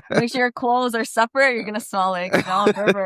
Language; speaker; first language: English; native; English